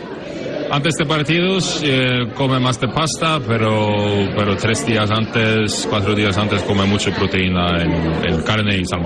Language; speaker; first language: Spanish; non-native, learner; Norwegian